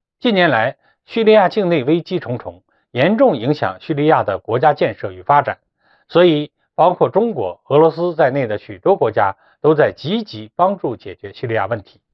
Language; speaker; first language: Chinese; native; Chinese